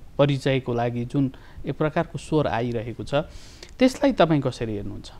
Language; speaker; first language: Nepali; native; Nepali